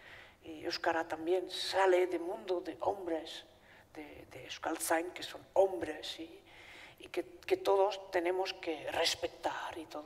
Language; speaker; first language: Spanish; non-native, fluent; Basque